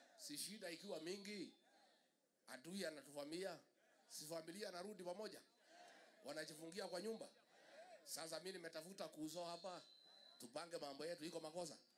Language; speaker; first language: Swahili; non-native, local second language; Kikuyu